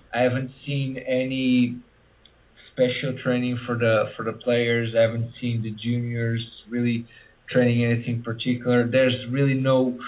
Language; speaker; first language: English; early bilingual, other home language; Portuguese